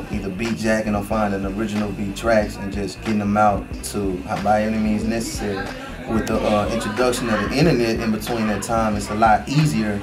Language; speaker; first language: English; native; English